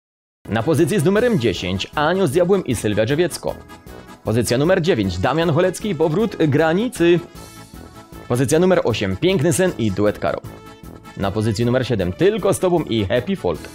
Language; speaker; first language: Polish; native; Polish